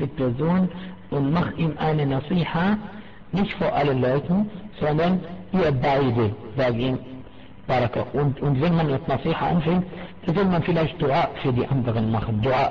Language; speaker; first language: German; non-native, fluent; Arabic